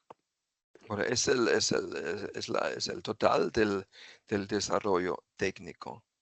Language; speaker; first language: Spanish; non-native, fluent; German